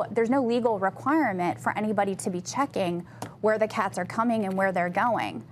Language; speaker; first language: English; native; English